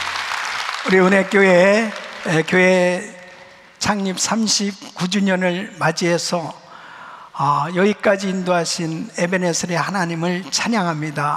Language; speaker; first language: Korean; native; Korean